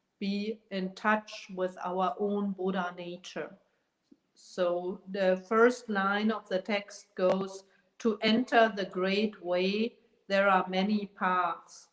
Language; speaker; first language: English; non-native, fluent; German